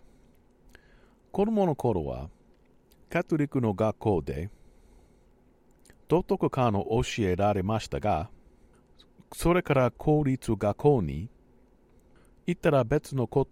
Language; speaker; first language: Japanese; non-native, learner; English